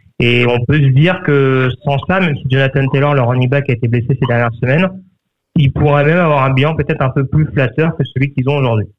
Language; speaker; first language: French; native; French